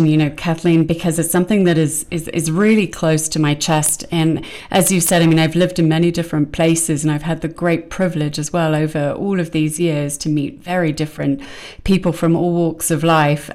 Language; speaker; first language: English; native; English